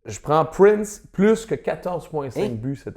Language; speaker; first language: French; native; French